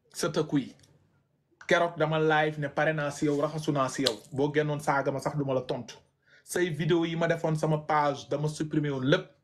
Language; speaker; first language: Wolof; non-native, local second language; Fula